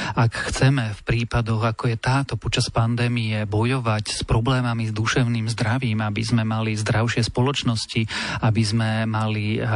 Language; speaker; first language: Slovak; native; Slovak